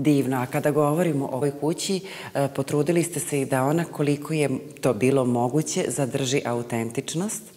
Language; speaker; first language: Serbian; native; Serbian